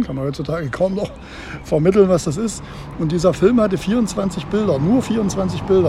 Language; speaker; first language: German; native; German